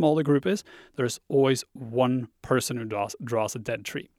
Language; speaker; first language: English; non-native, fluent; Norwegian